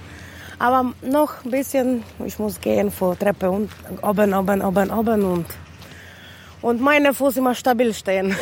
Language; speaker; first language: German; non-native, learner; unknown